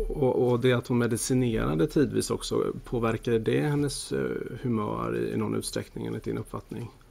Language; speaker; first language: Swedish; native; Swedish